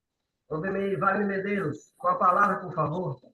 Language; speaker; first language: Portuguese; native; Portuguese